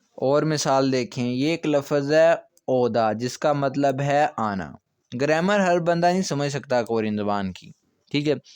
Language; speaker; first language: Urdu; non-native, local second language; Punjabi